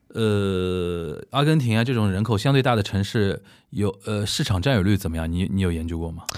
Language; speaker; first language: Chinese; native; Chinese